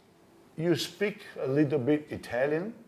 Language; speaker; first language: English; non-native, learner; Italian